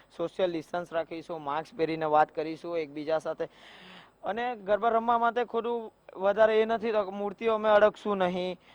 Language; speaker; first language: Gujarati; native; Gujarati